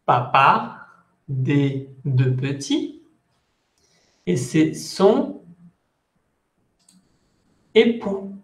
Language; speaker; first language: French; non-native, fluent; Spanish